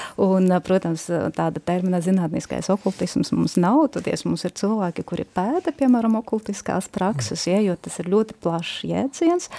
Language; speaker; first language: Latvian; non-native, local second language; Russian